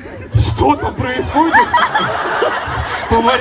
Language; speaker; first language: Russian; native; Russian